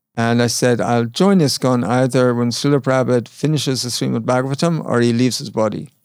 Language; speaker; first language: English; native; English